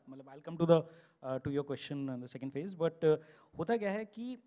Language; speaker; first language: Hindi; native; Hindi